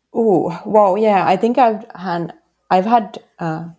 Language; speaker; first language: English; non-native, fluent; Finnish